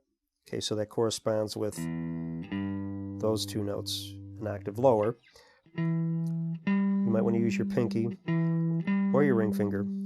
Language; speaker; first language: English; native; English